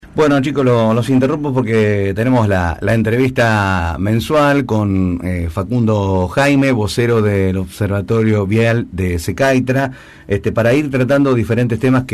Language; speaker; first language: Spanish; native; Spanish